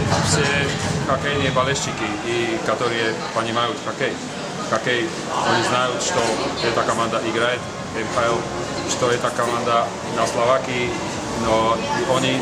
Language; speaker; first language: Russian; non-native, learner; Slovak